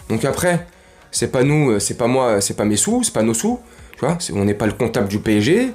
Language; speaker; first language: French; native; French